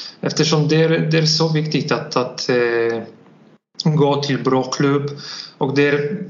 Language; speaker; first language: Swedish; non-native, learner; Polish